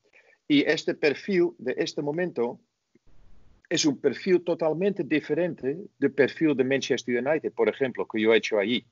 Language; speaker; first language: Spanish; non-native, fluent; Dutch